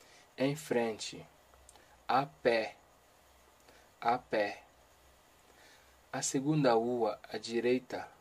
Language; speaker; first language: Portuguese; non-native, learner; Haitian Creole